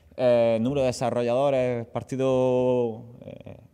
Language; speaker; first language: Spanish; native; Spanish